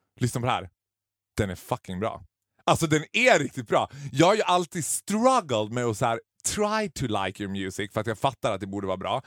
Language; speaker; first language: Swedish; native; Swedish